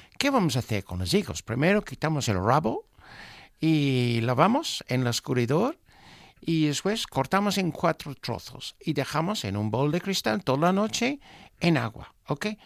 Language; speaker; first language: Spanish; non-native, fluent; English